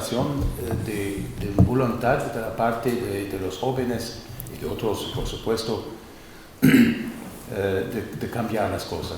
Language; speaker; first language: Spanish; non-native, fluent; German